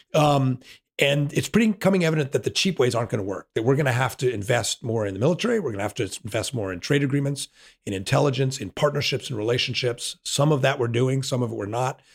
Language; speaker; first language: English; native; English